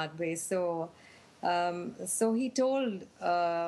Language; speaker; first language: English; non-native, local second language; Tamil